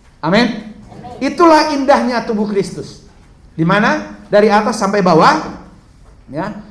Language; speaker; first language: Indonesian; native; Indonesian